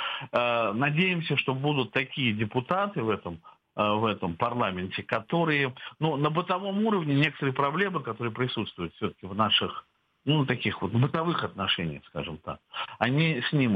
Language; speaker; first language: Russian; native; Russian